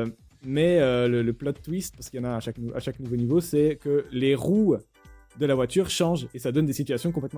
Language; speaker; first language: French; native; French